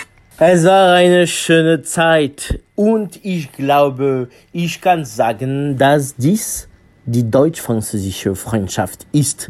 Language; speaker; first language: German; non-native, fluent; French